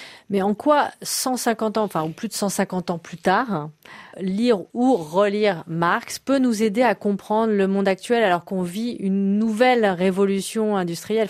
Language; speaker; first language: French; native; French